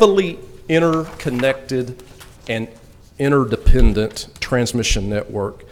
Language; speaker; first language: English; native; English